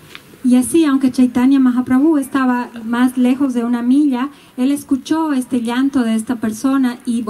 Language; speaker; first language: Spanish; native; Spanish